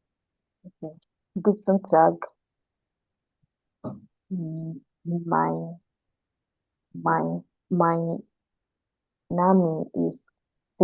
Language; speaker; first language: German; non-native, learner; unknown